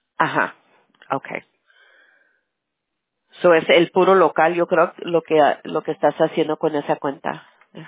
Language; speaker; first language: Spanish; early bilingual, heritage; Spanish